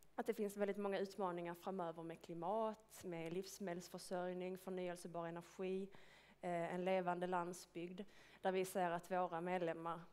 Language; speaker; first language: Swedish; native; Swedish